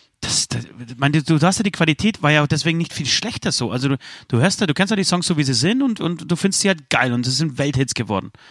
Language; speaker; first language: German; early bilingual, other home language; Polish